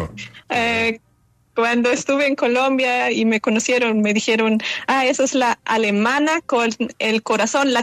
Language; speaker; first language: Spanish; non-native, fluent; German